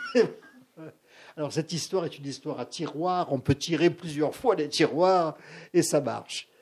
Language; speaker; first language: French; native; French